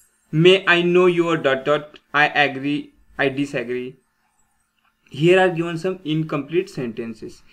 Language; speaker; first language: English; non-native, local second language; Marathi